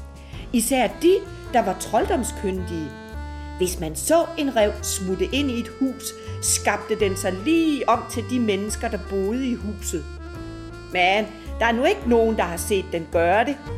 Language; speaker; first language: Danish; native; Danish